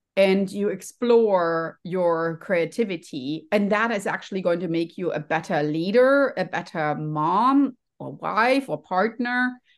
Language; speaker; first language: English; non-native, fluent; German